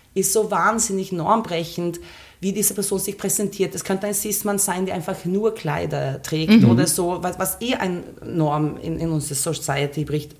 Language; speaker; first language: German; non-native, fluent; Finnish